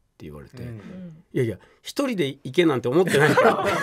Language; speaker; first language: Japanese; native; Japanese